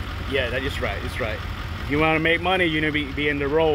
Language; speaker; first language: English; non-native, learner; Spanish